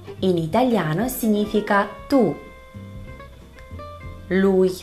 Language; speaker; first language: Italian; non-native, fluent; Russian